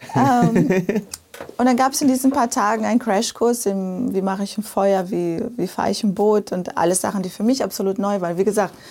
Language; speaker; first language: German; early bilingual, other home language; Portuguese